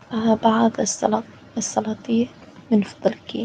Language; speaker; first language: Arabic; non-native, learner; English